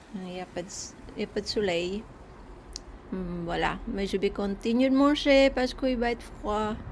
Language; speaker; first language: French; non-native, fluent; Filipino